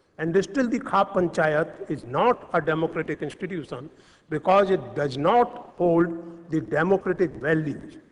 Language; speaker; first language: English; non-native, local second language; Hindi